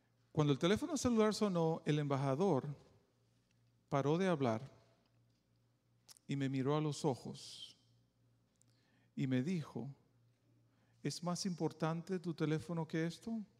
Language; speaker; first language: Spanish; native; Spanish